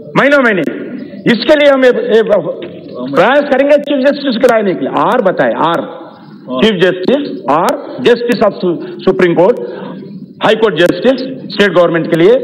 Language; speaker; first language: Hindi; non-native, local second language; Telugu